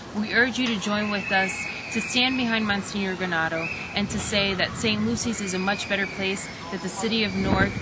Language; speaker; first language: English; early bilingual, other home language; Spanish